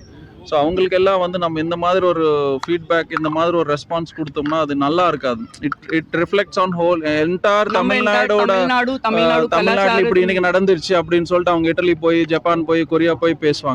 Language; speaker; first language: Tamil; native; Tamil